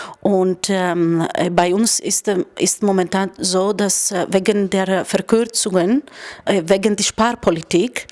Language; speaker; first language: German; non-native, fluent; Greek